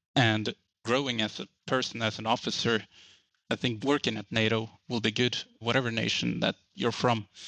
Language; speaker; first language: English; non-native, fluent; Norwegian